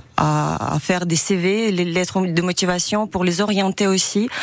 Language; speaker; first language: French; non-native, fluent; Ukrainian